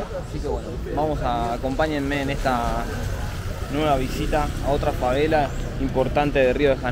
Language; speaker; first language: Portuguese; non-native, learner; Spanish